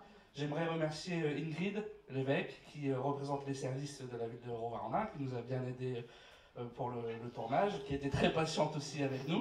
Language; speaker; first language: French; native; French